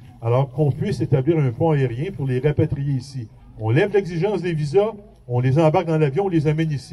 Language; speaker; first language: French; native; French